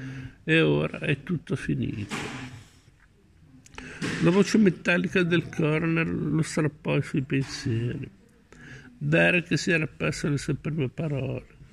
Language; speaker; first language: Italian; native; Italian